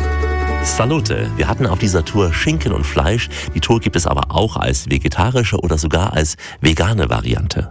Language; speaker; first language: German; native; German